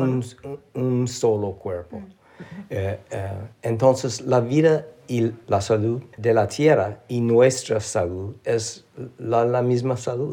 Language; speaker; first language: Spanish; non-native, fluent; English